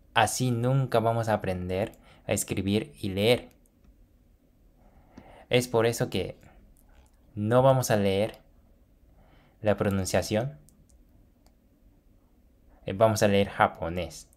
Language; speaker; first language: Spanish; non-native, fluent; Japanese